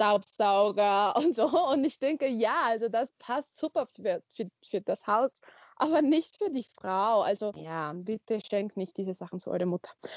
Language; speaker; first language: German; non-native, learner; Spanish